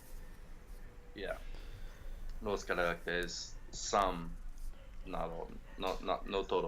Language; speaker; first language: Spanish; non-native, learner; English